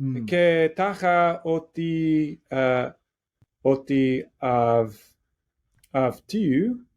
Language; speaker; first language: Greek; non-native, learner; English